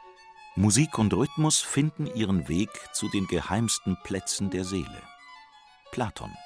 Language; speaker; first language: German; native; German